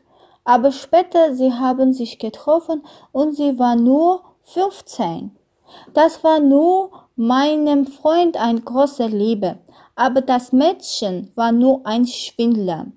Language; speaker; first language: German; non-native, learner; Armenian